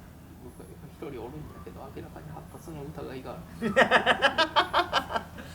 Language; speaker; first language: Japanese; native; Japanese